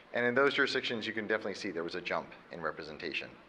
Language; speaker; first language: English; native; English